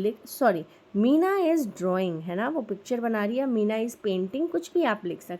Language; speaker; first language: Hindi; native; Hindi